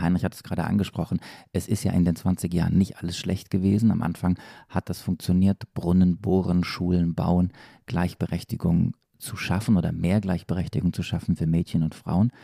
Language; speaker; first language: German; native; German